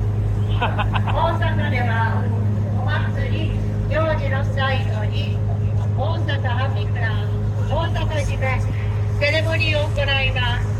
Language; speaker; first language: Japanese; native; Japanese